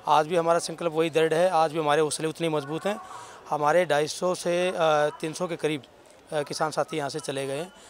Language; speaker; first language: Hindi; native; Hindi